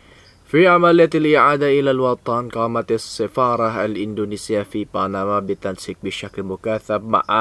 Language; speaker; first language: Arabic; non-native, fluent; Indonesian